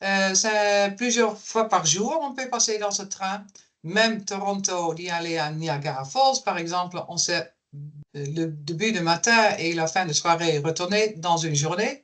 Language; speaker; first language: French; non-native, fluent; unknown